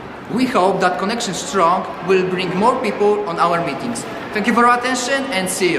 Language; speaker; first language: English; non-native, learner; Polish